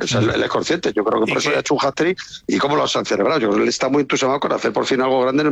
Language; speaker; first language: Spanish; native; Spanish